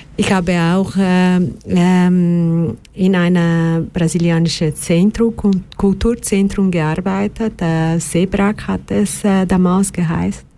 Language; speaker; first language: German; non-native, fluent; Portuguese